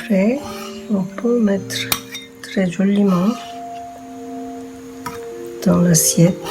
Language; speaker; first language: French; non-native, fluent; Korean